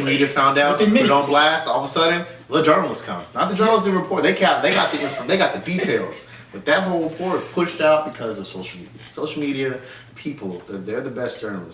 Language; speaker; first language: English; native; English